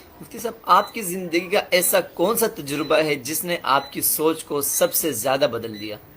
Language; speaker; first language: Urdu; non-native, local second language; Khowar